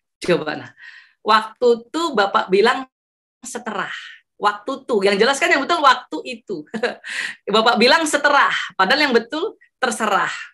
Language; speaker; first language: Indonesian; non-native, local second language; Javanese